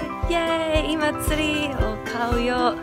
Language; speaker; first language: Japanese; non-native, learner; English